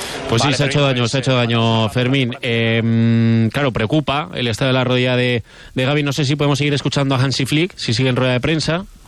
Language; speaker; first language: Spanish; native; Spanish